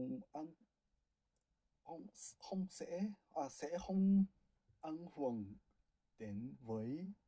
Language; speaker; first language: Vietnamese; non-native, learner; Japanese